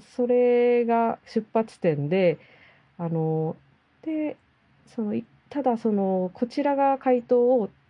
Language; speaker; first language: Japanese; native; Japanese